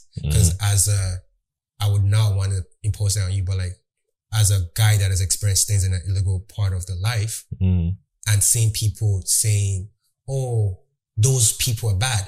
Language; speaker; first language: English; non-native, local second language; Yoruba